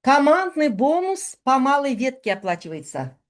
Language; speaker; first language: Russian; non-native, local second language; Kazakh